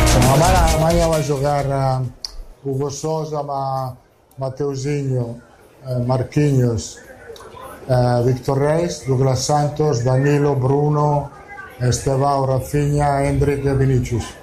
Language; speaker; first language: Portuguese; non-native, fluent; Italian